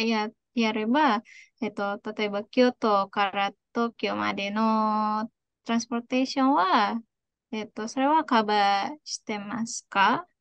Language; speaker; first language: Japanese; non-native, fluent; Indonesian